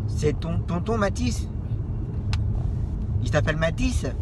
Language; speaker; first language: French; native; French